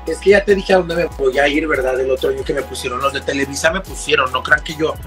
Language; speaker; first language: Spanish; native; Spanish